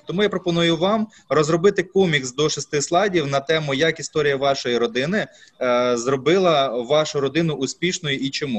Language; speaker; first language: Ukrainian; native; Ukrainian